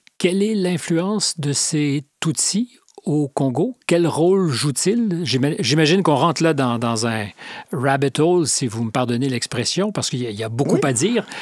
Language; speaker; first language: French; native; French